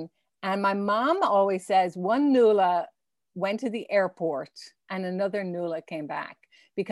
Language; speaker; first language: English; native; English